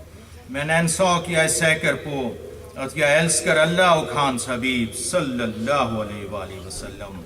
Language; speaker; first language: Swedish; non-native, fluent; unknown